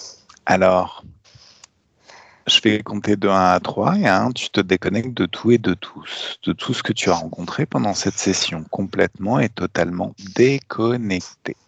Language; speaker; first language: French; native; French